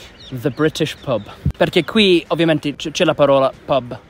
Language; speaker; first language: Italian; non-native, fluent; English